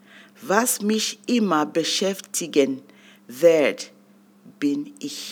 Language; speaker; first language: German; non-native, fluent; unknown